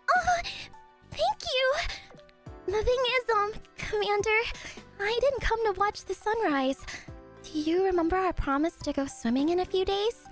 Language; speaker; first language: English; native; English